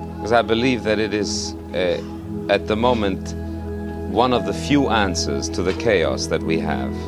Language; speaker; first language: English; early bilingual, other home language; German